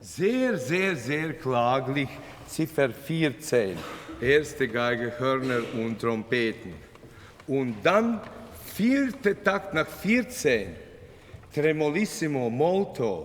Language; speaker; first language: German; non-native, fluent; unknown